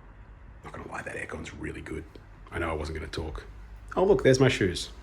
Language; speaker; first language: English; native; English